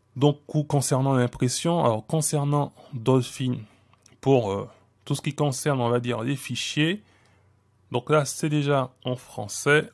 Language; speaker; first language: French; native; French